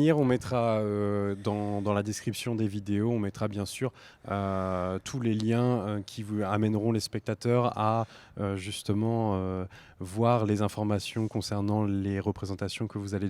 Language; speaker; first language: French; native; French